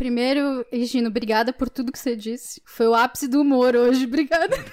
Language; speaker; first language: Portuguese; native; Portuguese